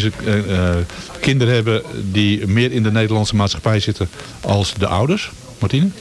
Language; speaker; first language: Dutch; native; Dutch